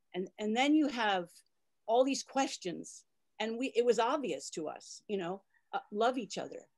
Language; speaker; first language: English; native; English